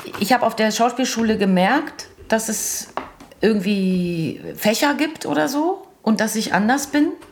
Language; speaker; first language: German; early bilingual, other home language; Croatian